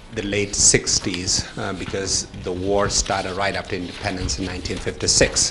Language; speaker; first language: English; non-native, fluent; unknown